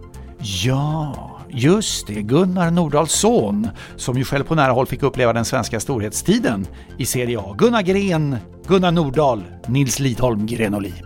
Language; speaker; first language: Swedish; native; Swedish